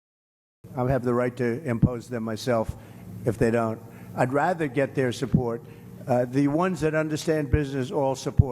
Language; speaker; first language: English; native; English